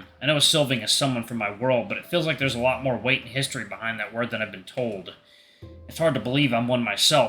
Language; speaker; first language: English; native; English